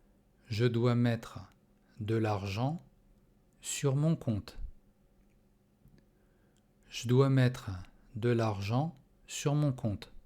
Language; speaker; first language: French; non-native, fluent; Russian